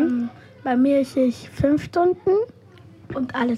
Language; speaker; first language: German; non-native, learner; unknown